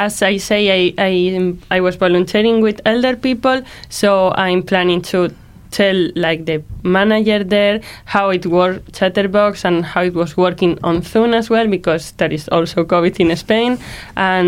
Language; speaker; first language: English; non-native, learner; Spanish